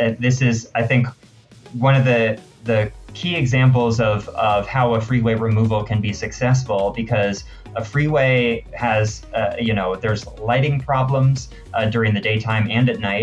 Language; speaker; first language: English; native; English